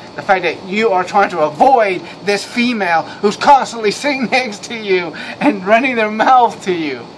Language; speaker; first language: English; native; English